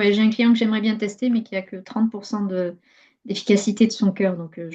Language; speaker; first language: French; native; French